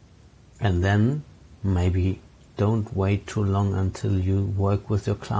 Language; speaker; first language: English; non-native, fluent; German